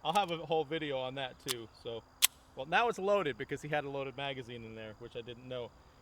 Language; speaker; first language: English; native; English